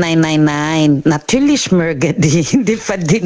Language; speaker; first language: German; non-native, learner; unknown